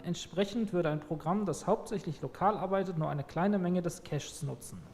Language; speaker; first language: German; native; German